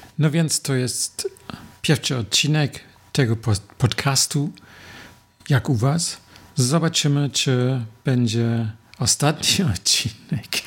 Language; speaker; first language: Polish; non-native, learner; German